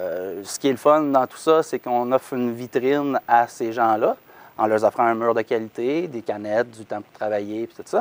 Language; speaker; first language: French; native; French